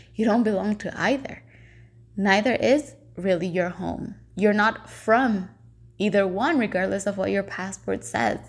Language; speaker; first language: English; non-native, fluent; Spanish